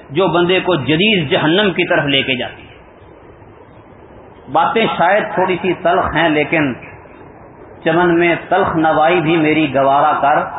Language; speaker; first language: Urdu; non-native, local second language; Punjabi